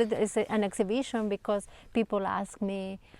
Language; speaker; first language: English; non-native, learner; Spanish